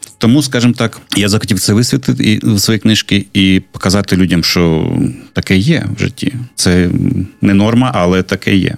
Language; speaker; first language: Ukrainian; non-native, local second language; Russian